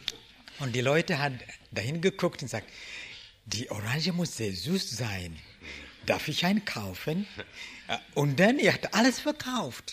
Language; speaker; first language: German; non-native, learner; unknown